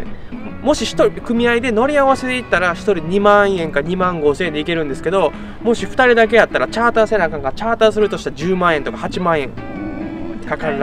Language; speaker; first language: Japanese; native; Japanese